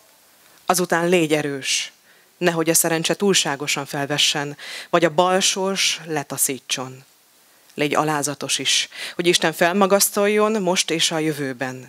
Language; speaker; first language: Hungarian; native; Hungarian